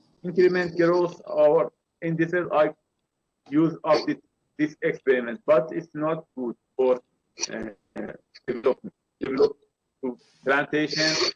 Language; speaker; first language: English; non-native, learner; Persian